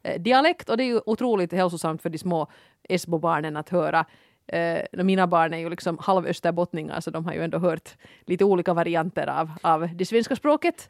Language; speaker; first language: Swedish; native; Swedish